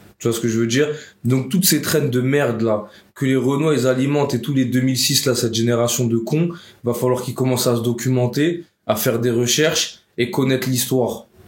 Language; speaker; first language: French; early bilingual, other home language; Wolof